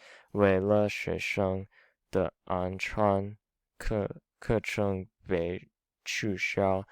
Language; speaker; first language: Chinese; non-native, learner; English